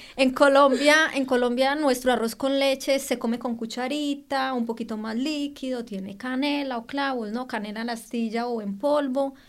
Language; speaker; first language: Spanish; native; Spanish